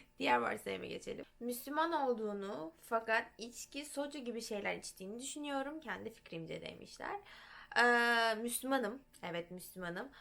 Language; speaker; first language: Turkish; early bilingual, heritage; Turkish